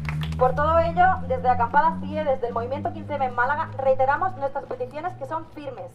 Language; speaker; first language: Spanish; native; Spanish